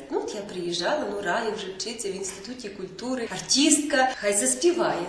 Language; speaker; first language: Ukrainian; native; Ukrainian